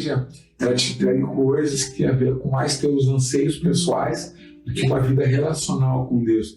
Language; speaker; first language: Portuguese; native; Portuguese